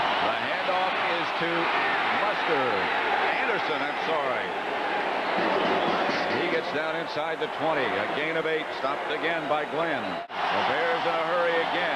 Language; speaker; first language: English; native; English